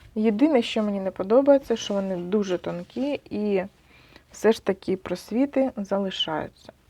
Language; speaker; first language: Ukrainian; non-native, local second language; Russian